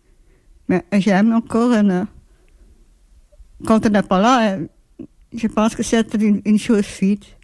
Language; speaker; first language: French; non-native, learner; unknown